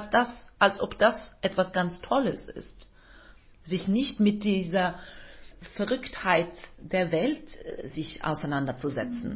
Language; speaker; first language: German; non-native, fluent; Norwegian